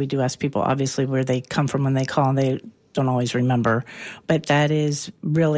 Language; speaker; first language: English; native; English